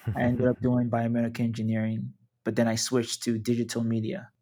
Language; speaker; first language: English; non-native, local second language; Yoruba